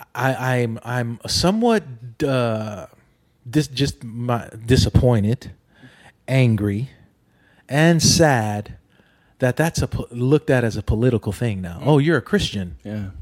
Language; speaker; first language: English; native; English